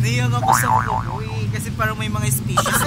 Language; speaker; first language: Filipino; native; Filipino